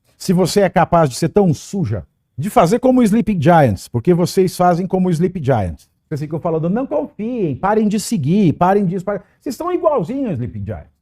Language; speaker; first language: Portuguese; native; Portuguese